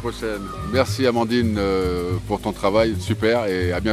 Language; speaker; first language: French; native; French